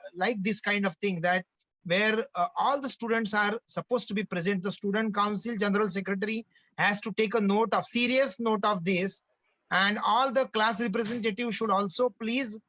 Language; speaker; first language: English; non-native, local second language; Marathi